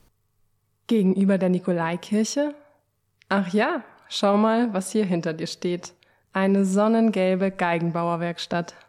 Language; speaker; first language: German; native; German